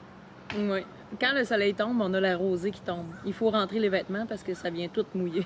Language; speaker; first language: French; native; French